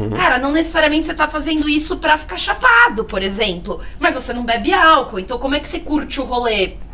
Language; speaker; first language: Portuguese; native; Portuguese